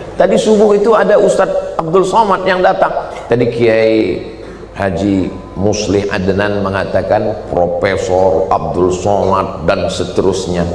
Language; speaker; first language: Indonesian; native; Indonesian